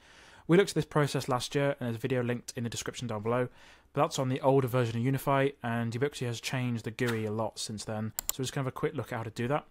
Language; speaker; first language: English; native; English